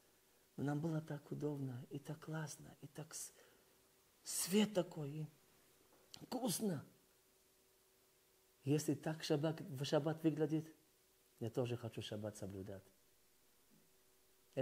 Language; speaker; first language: Russian; early bilingual, heritage; Russian